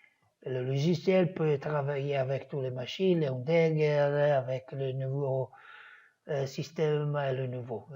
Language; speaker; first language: French; non-native, fluent; Italian